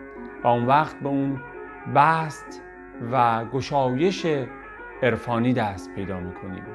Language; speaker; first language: Persian; native; Persian